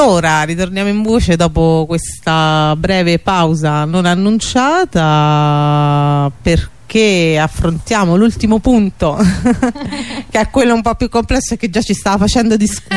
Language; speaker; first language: Italian; native; Italian